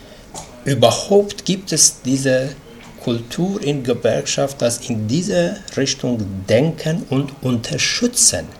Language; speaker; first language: German; non-native, fluent; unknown